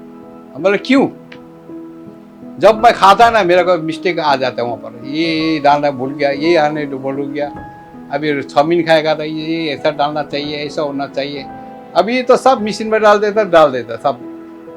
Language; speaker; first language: Hindi; non-native, local second language; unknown